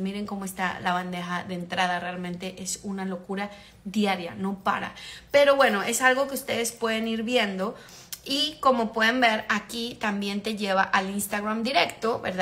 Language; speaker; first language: Spanish; native; Spanish